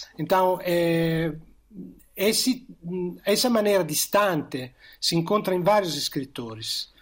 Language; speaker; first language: Portuguese; non-native, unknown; Italian